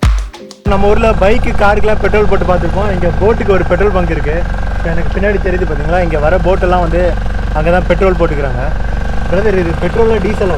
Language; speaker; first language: Tamil; native; Tamil